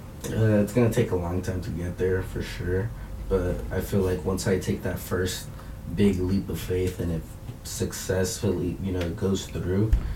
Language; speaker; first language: English; early bilingual, other home language; Spanish